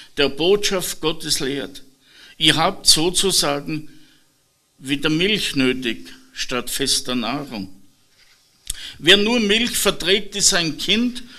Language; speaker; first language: German; native; German